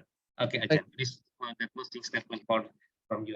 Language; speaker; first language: English; non-native, learner; Indonesian